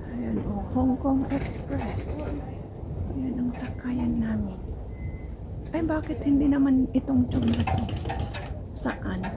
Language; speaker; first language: Filipino; native; Filipino